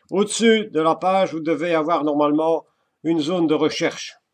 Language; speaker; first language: French; native; French